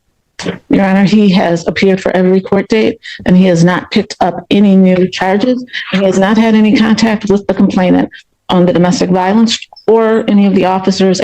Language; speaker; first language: English; native; English